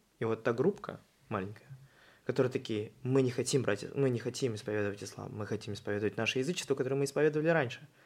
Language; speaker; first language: Russian; native; Russian